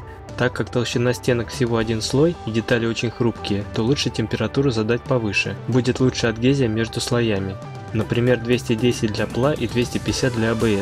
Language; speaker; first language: Russian; native; Russian